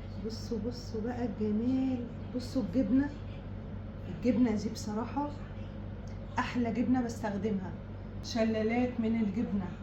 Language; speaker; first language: Arabic; native; Arabic